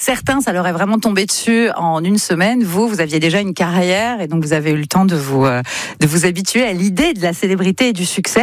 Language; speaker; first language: French; native; French